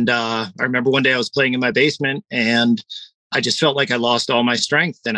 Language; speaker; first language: English; native; English